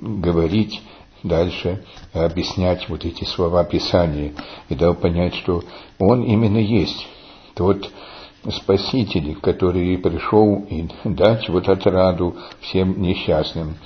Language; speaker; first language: Russian; early bilingual, heritage; Russian